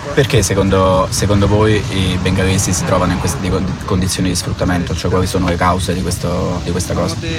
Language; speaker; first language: Italian; native; Italian